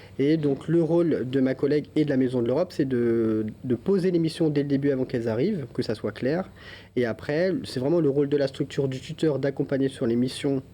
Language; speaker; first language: French; native; French